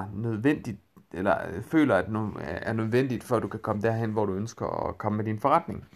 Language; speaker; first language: Danish; native; Danish